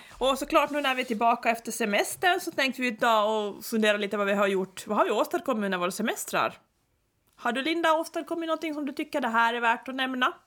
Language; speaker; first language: Swedish; native; Swedish